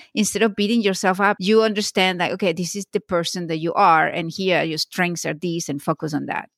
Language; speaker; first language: English; non-native, fluent; Spanish